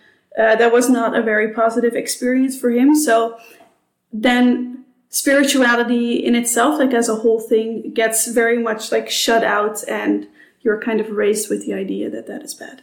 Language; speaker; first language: English; non-native, fluent; Dutch